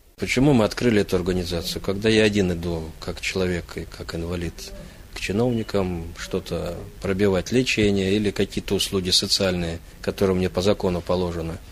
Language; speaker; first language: Russian; native; Russian